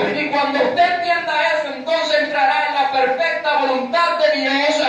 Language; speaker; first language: Spanish; native; Spanish